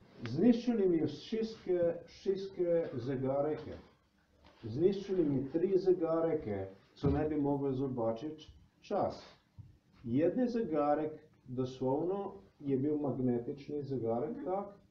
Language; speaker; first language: Polish; non-native, learner; Slovenian